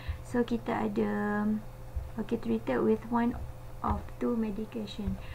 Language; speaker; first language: English; non-native, local second language; Malay